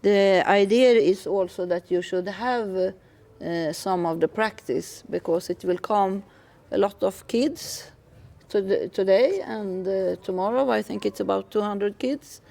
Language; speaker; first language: English; non-native, fluent; Swedish